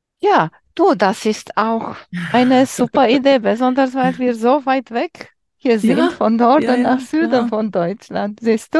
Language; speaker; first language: German; non-native, learner; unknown